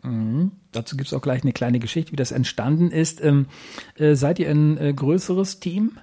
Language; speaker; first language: German; native; German